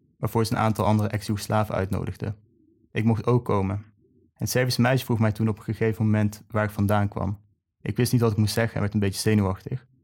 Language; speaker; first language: Dutch; early bilingual, other home language; Serbian